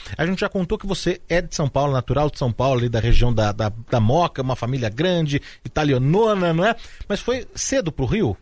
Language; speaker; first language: Portuguese; native; Portuguese